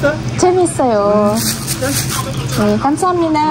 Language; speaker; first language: Korean; non-native, learner; Nepali